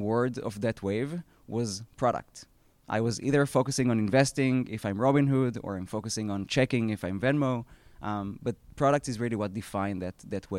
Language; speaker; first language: English; non-native, fluent; Hebrew